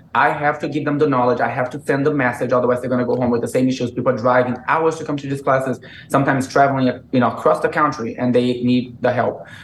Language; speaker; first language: English; non-native, fluent; Portuguese